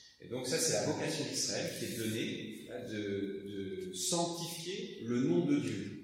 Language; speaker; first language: French; native; French